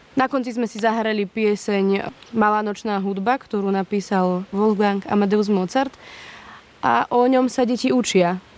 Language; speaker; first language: Slovak; early bilingual, heritage; Slovak